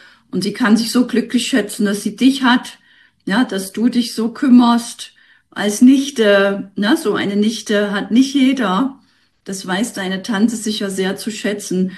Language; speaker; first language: German; native; German